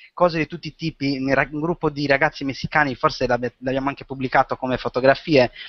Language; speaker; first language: Italian; native; Italian